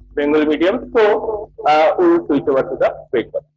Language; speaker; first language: English; non-native, local second language; Bangla